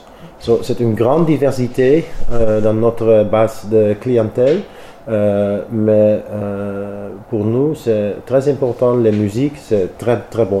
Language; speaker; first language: French; non-native, learner; Dutch